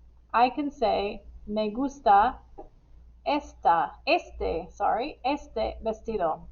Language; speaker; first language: Spanish; non-native, fluent; English